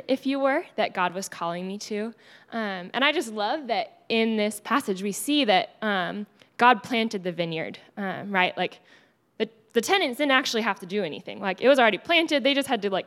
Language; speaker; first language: English; native; English